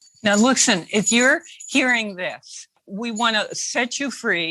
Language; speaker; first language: English; native; English